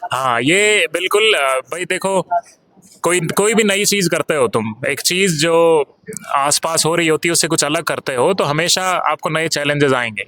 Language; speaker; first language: Hindi; native; Hindi